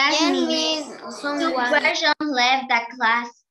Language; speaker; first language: English; non-native, learner; Spanish